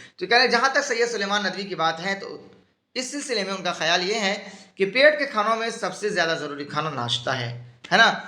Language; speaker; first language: Urdu; native; Urdu